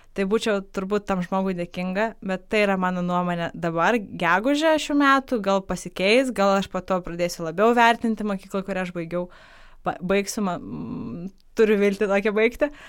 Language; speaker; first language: Lithuanian; non-native, local second language; Polish